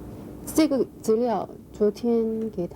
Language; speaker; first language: Chinese; non-native, learner; Korean